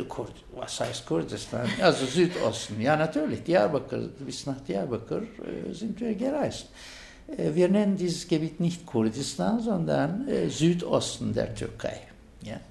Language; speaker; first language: German; non-native, fluent; Turkish